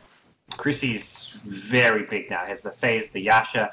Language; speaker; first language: English; native; English